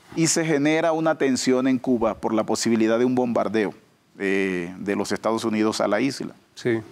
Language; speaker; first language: Spanish; native; Spanish